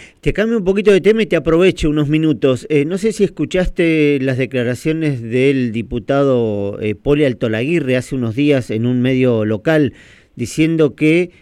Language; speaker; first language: Spanish; native; Spanish